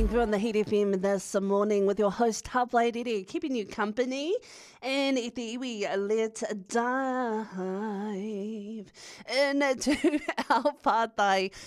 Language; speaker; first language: English; native; English